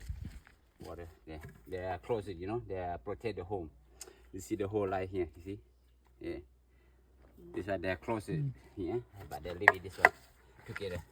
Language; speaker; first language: English; non-native, learner; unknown